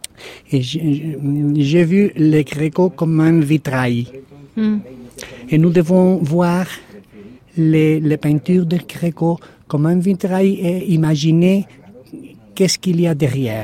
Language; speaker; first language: French; non-native, fluent; Spanish